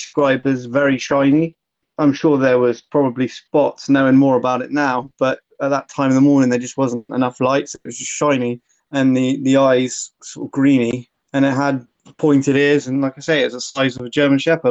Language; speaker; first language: English; native; English